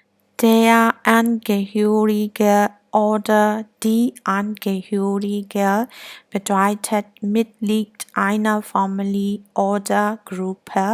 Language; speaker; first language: German; non-native, learner; Burmese